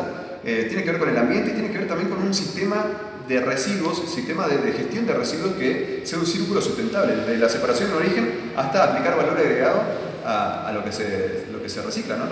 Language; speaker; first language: Spanish; native; Spanish